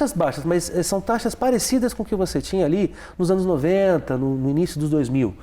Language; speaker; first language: Portuguese; native; Portuguese